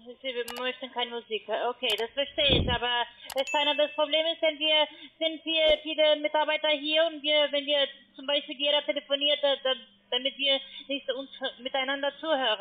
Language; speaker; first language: German; non-native, learner; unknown